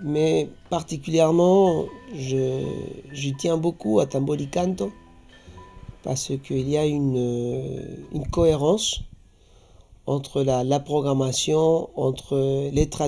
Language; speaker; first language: French; non-native, fluent; Spanish